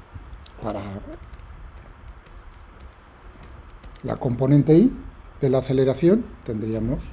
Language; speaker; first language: Spanish; native; Spanish